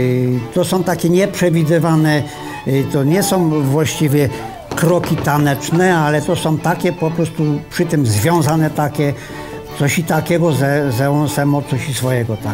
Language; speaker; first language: Polish; native; Polish